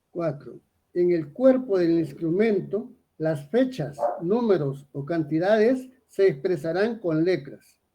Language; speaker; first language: Spanish; native; Spanish